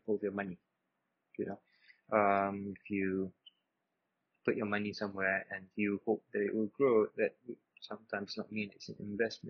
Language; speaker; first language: English; non-native, local second language; Malay